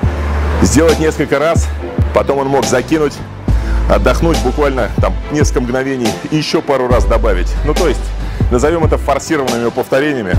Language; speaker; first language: Russian; native; Russian